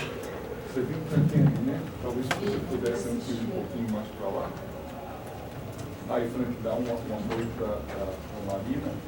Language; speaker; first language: Portuguese; non-native, fluent; Spanish